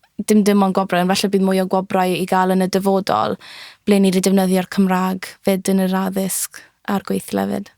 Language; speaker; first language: Welsh; native; Welsh